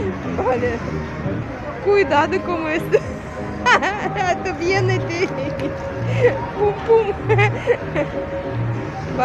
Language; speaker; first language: Spanish; non-native, learner; Russian